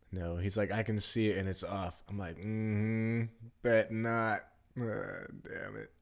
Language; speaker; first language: English; native; English